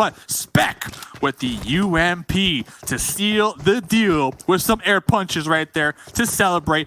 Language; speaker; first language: English; native; English